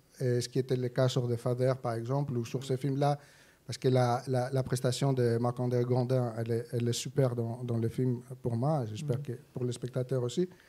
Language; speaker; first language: French; non-native, fluent; Greek